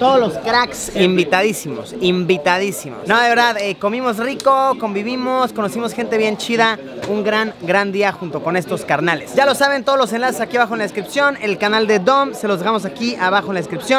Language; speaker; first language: Spanish; native; Spanish